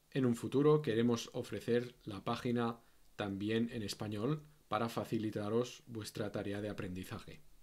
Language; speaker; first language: Spanish; native; Spanish